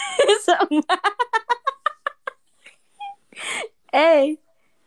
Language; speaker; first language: Vietnamese; non-native, learner; Indonesian